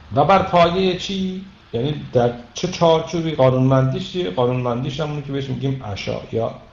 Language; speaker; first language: Persian; native; Persian